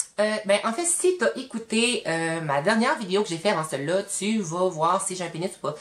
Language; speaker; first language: French; native; French